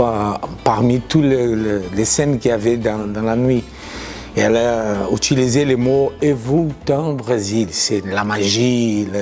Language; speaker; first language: French; non-native, fluent; Portuguese